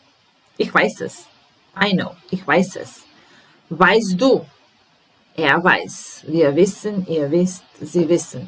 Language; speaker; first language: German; non-native, fluent; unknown